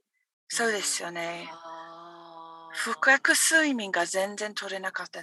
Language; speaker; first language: Japanese; non-native, learner; English